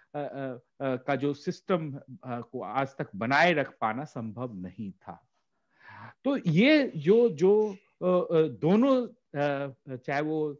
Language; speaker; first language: Hindi; native; Hindi